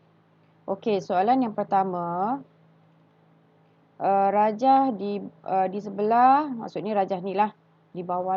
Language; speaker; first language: Malay; native; Malay